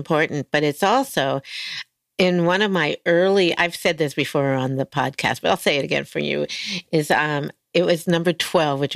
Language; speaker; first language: English; native; English